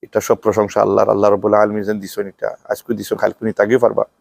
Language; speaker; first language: Bangla; early bilingual, other home language; Sylheti